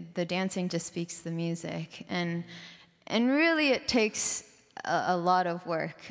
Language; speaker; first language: English; native; English